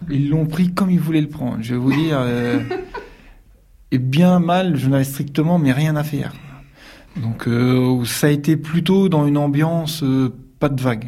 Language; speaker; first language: French; native; French